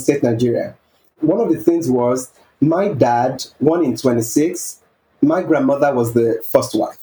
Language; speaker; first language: English; non-native, local second language; Yoruba